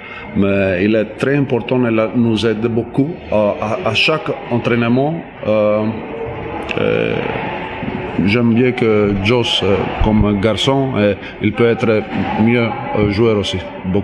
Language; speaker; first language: French; non-native, learner; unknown